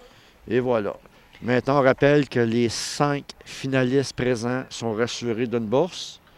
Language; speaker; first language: French; native; French